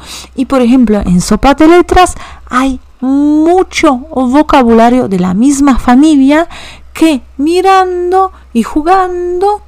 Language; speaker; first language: Spanish; non-native, fluent; Polish